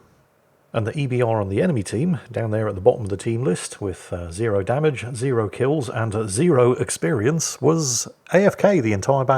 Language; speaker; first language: English; native; English